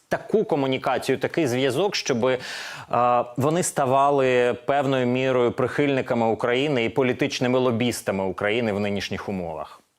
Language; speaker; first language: Ukrainian; native; Ukrainian